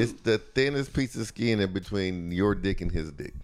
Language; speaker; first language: English; native; English